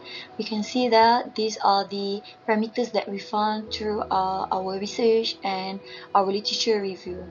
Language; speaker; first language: English; non-native, local second language; Malay